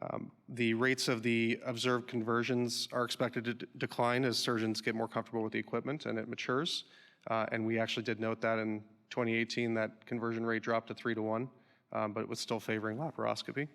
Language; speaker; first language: English; native; English